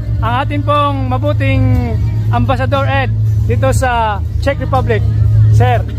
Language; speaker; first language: Filipino; native; Filipino